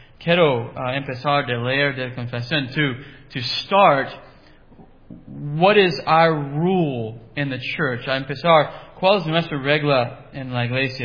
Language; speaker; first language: Spanish; non-native, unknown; English